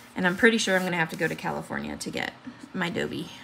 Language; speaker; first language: English; native; English